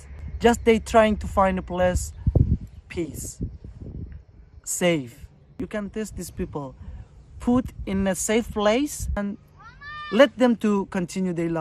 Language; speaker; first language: English; non-native, fluent; Persian